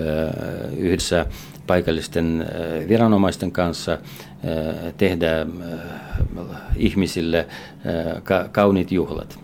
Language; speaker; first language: Finnish; non-native, fluent; Russian